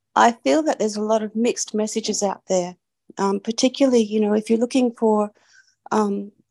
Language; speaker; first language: English; native; English